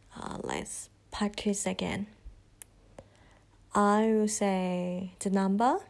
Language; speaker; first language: English; non-native, fluent; Thai